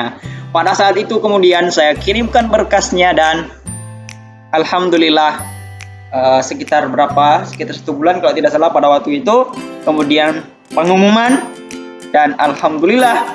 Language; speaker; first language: Indonesian; native; Indonesian